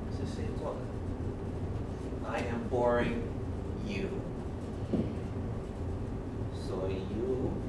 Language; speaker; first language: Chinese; non-native, fluent; English